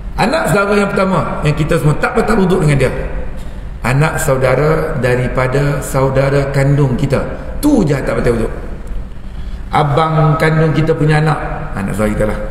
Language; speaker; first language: Malay; native; Malay